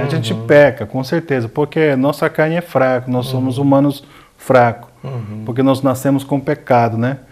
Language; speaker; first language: Portuguese; non-native, fluent; Korean